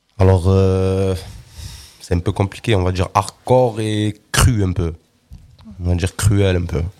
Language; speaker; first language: French; native; French